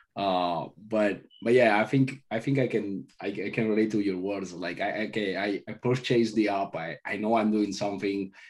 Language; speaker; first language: English; non-native, fluent; Italian